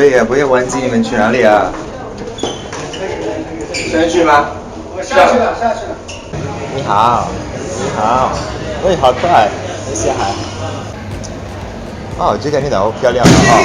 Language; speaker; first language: Chinese; non-native, learner; Italian